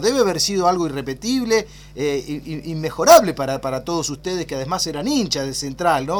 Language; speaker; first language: Spanish; native; Spanish